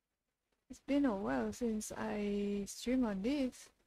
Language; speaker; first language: English; non-native, fluent; Indonesian